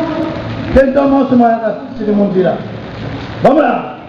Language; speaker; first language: Portuguese; non-native, learner; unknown